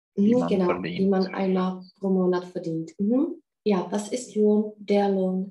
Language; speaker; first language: German; non-native, fluent; Czech